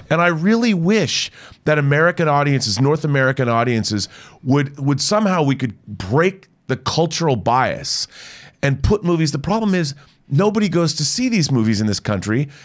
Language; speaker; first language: English; native; English